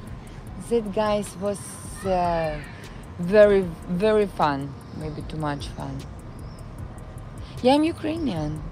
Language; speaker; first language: English; non-native, learner; Russian